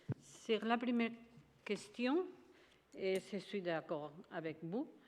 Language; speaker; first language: French; non-native, fluent; Spanish